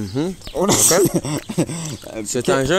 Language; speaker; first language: French; non-native, learner; Rundi